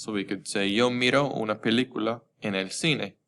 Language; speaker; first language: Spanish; non-native, fluent; English